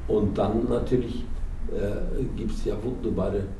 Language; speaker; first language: German; non-native, fluent; Norwegian